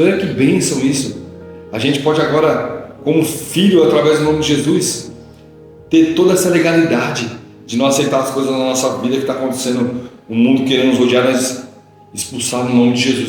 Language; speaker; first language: Portuguese; native; Portuguese